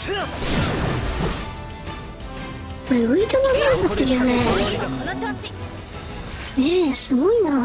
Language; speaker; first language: Japanese; native; Japanese